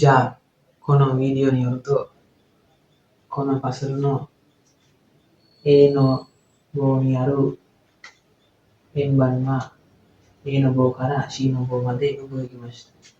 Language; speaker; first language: Japanese; non-native, learner; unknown